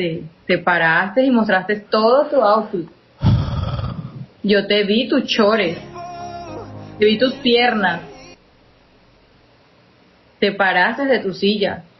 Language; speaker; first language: Spanish; native; Spanish